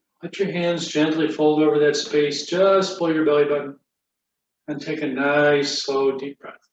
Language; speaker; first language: English; native; English